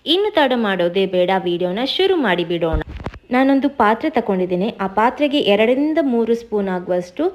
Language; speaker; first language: Kannada; native; Kannada